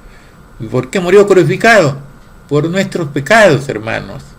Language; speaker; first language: Spanish; native; Spanish